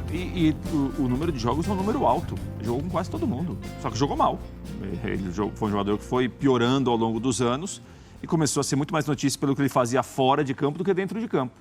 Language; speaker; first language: Portuguese; native; Portuguese